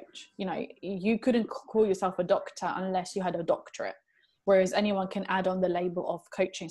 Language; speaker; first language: English; early bilingual, other home language; Italian